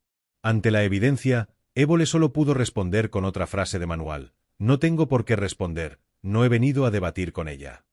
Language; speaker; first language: Spanish; native; Spanish